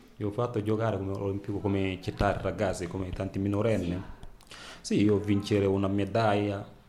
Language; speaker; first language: Italian; non-native, learner; Wolof